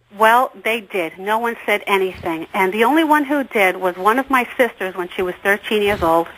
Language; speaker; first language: English; native; English